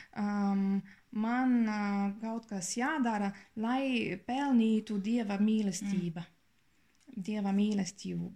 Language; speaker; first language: Latvian; non-native, learner; German